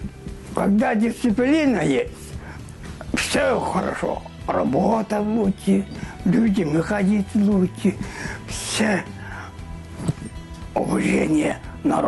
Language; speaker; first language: Russian; non-native, local second language; Yakut